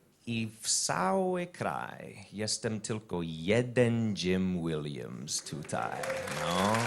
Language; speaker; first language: Polish; non-native, learner; English